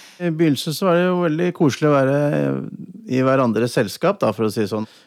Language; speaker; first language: Norwegian; native; Norwegian